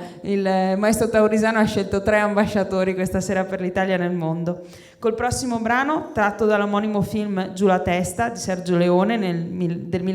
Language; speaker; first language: Italian; native; Italian